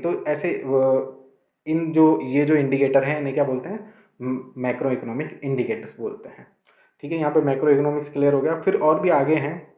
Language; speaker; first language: Hindi; native; Hindi